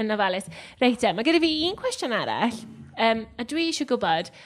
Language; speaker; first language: Welsh; native; Welsh